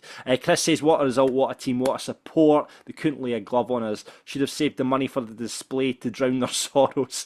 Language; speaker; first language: English; native; English